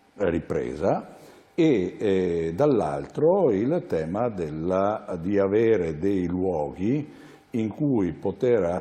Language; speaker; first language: Italian; native; Italian